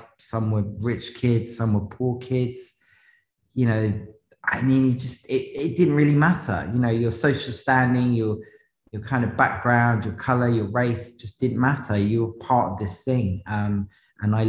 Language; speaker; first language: English; native; English